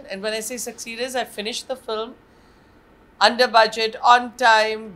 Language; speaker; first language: English; non-native, local second language; Marathi